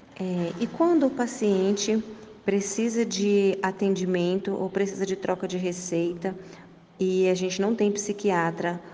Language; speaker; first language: Portuguese; native; Portuguese